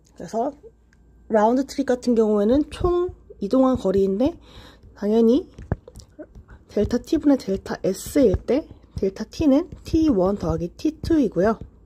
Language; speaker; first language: Korean; native; Korean